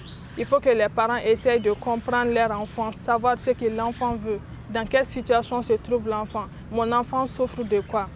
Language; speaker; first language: French; non-native, local second language; Bambara